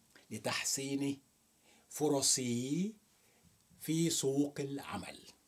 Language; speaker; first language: Arabic; non-native, fluent; Yoruba